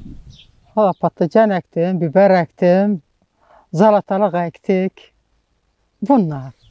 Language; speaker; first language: Turkish; non-native, local second language; Arabic